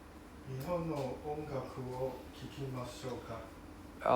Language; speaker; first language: Japanese; non-native, learner; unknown